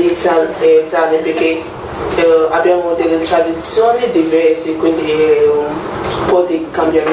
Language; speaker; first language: Italian; non-native, learner; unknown